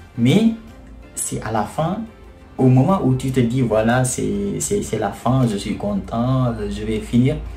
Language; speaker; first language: French; non-native, local second language; Wolof